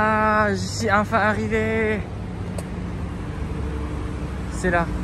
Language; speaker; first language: French; non-native, fluent; Japanese